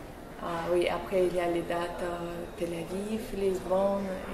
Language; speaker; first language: French; non-native, learner; Russian